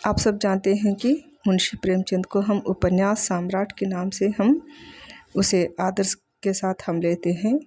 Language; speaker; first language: Hindi; non-native, local second language; Telugu